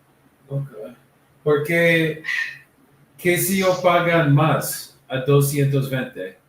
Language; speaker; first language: Spanish; non-native, learner; English